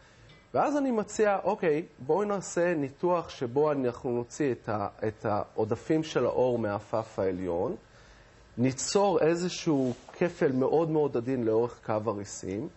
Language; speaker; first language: Hebrew; native; Hebrew